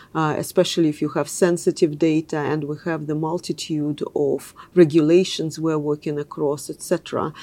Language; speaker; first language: English; non-native, fluent; Russian